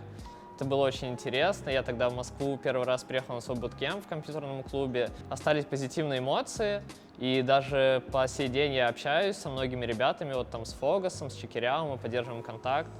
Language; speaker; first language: Russian; native; Russian